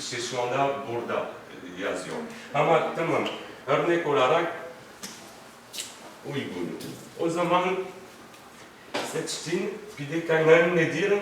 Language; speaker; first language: Turkish; non-native, fluent; French